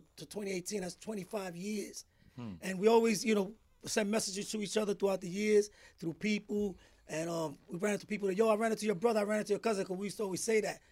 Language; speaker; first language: English; early bilingual, other home language; Spanish